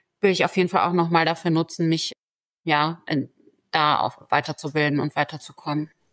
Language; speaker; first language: German; early bilingual, other home language; Turkish